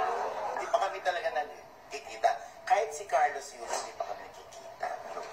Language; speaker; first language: Filipino; native; Filipino